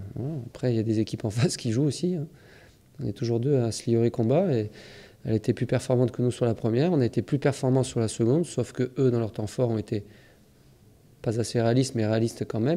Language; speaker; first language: French; native; French